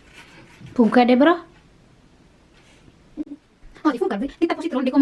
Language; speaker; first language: Swedish; non-native, learner; Cebuano